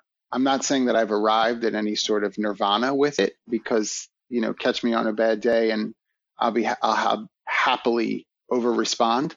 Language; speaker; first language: English; native; English